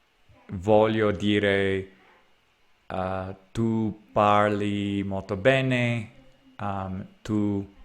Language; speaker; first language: Italian; non-native, learner; English